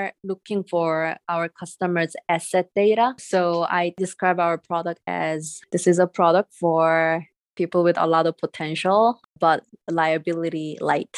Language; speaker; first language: English; non-native, fluent; Korean